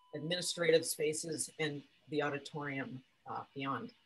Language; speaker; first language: English; native; English